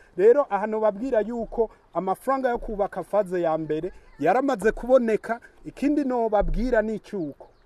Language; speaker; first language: Rundi; native; Rundi